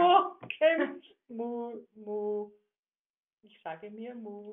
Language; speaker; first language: Greek; non-native, learner; German